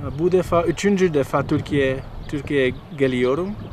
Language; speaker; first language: Turkish; non-native, learner; French